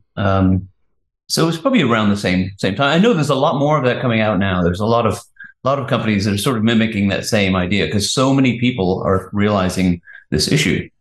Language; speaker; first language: English; native; English